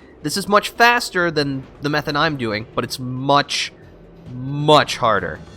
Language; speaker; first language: English; native; English